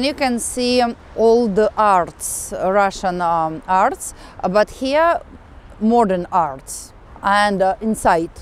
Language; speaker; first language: English; non-native, fluent; Russian